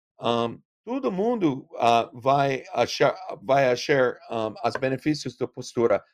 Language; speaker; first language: Portuguese; non-native, learner; English